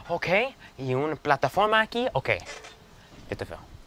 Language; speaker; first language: Spanish; non-native, learner; English